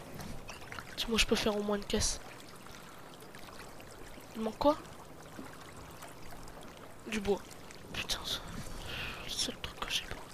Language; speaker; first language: French; native; French